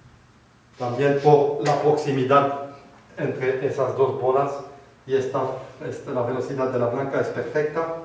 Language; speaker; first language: Spanish; non-native, fluent; French